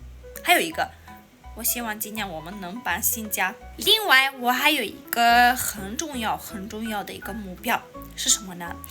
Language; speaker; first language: Chinese; non-native, fluent; Armenian